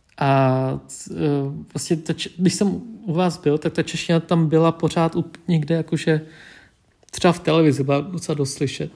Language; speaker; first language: Czech; early bilingual, other home language; Vietnamese